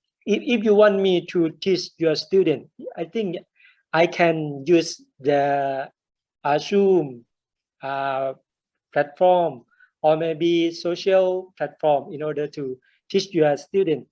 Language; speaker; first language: English; non-native, learner; Thai